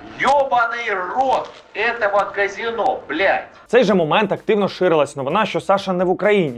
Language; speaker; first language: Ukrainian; native; Ukrainian